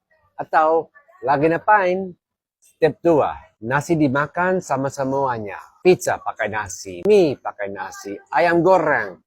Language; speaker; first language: Indonesian; non-native, fluent; English